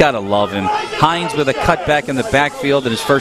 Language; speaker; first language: English; native; English